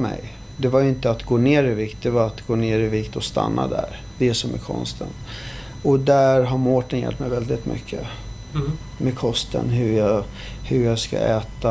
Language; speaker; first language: Swedish; early bilingual, other home language; Arabic